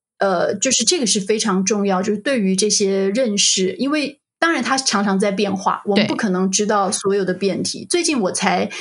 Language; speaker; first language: Chinese; native; Chinese